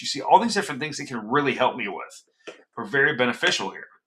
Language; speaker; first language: English; native; English